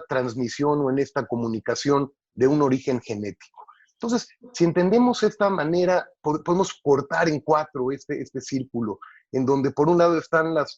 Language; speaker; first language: Spanish; native; Spanish